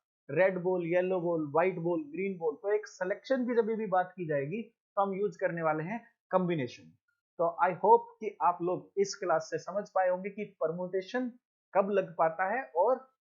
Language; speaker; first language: Hindi; native; Hindi